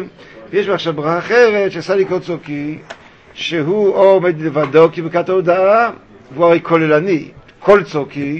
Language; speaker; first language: Hebrew; native; Hebrew